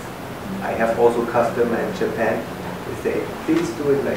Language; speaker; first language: English; non-native, fluent; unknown